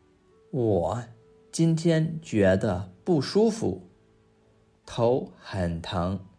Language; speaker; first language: Chinese; non-native, fluent; English